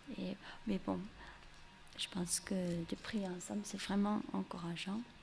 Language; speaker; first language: French; early bilingual, heritage; English